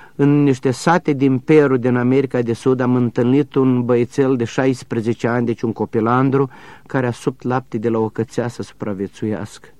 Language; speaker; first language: Romanian; native; Romanian